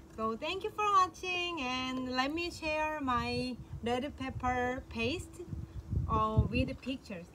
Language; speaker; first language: English; non-native, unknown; Korean